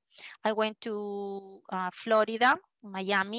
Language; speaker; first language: English; non-native, fluent; Spanish